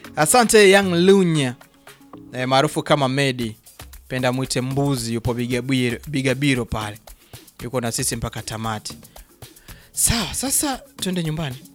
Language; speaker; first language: Swahili; native; Swahili